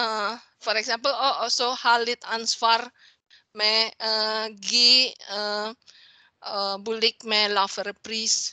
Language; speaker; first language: Norwegian; non-native, learner; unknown